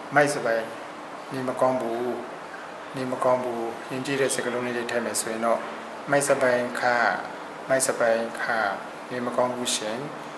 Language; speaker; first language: Burmese; native; Burmese